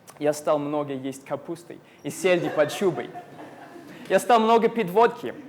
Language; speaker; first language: Russian; non-native, fluent; English